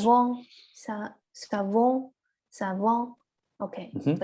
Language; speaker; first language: French; non-native, learner; Chinese